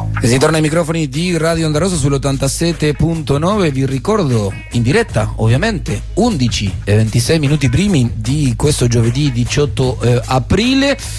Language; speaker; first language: Italian; non-native, fluent; Spanish